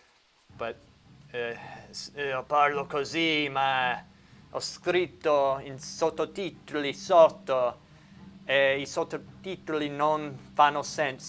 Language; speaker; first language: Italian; non-native, learner; English